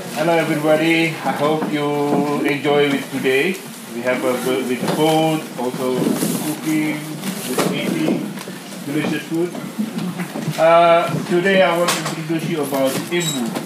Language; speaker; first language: English; non-native, learner; Indonesian